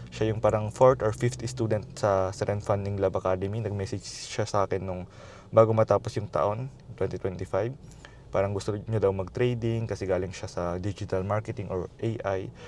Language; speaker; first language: Filipino; early bilingual, heritage; Filipino